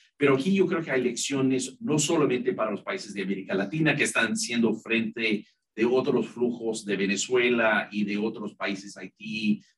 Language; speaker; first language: Spanish; non-native, fluent; English